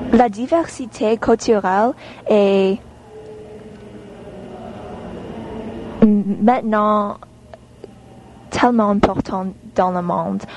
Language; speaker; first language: French; non-native, learner; English